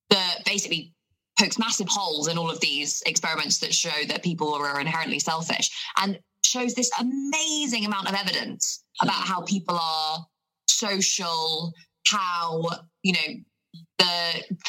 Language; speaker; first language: English; native; English